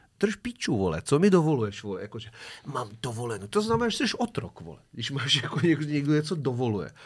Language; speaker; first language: Czech; non-native, fluent; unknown